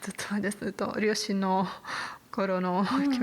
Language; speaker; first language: Japanese; non-native, learner; Italian